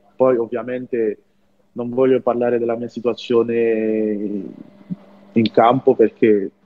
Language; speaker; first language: Italian; non-native, fluent; French